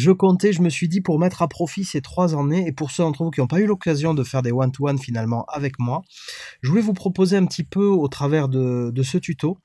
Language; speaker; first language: French; native; French